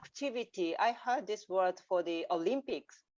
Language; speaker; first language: English; non-native, learner; Japanese